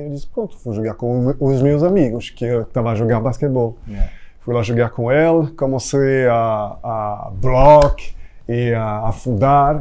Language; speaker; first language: Portuguese; non-native, fluent; French